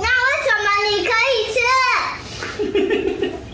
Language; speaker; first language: Chinese; early bilingual, heritage; Chinese